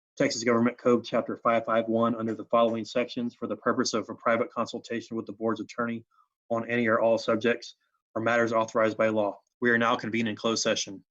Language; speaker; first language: English; native; English